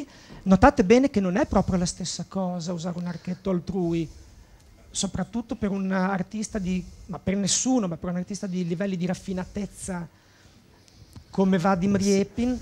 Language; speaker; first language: Italian; native; Italian